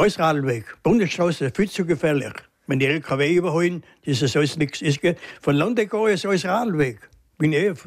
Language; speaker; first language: German; native; German